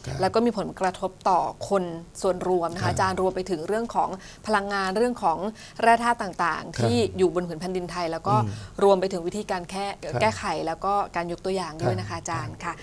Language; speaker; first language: Thai; native; Thai